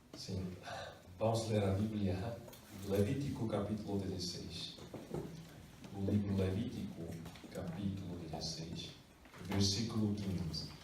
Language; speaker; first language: Portuguese; non-native, fluent; Korean